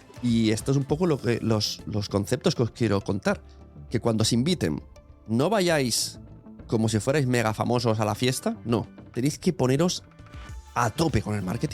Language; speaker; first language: Spanish; native; Spanish